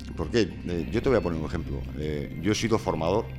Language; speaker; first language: Spanish; native; Spanish